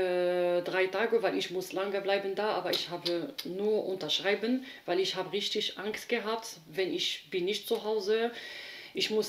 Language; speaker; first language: German; non-native, learner; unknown